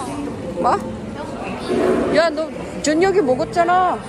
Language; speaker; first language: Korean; non-native, learner; Cebuano